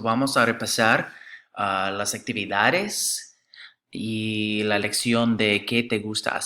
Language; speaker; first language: Spanish; non-native, fluent; English